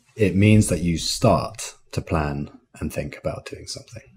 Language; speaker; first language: English; native; English